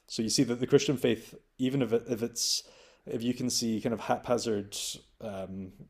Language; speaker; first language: English; native; English